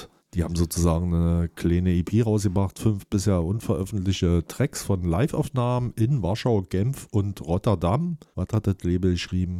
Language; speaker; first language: German; native; German